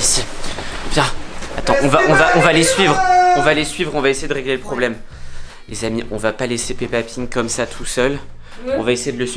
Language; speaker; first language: French; native; French